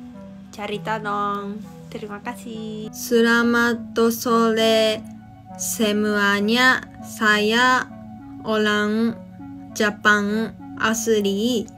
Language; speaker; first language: Indonesian; non-native, learner; Japanese